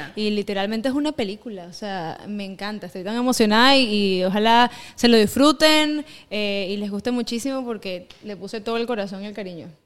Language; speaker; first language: Spanish; native; Spanish